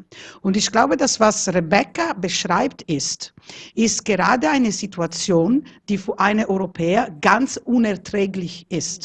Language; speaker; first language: German; non-native, fluent; Italian